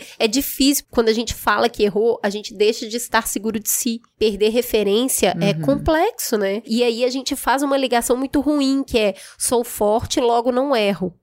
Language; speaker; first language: Portuguese; native; Portuguese